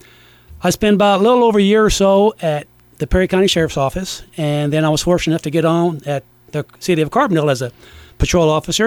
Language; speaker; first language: English; native; English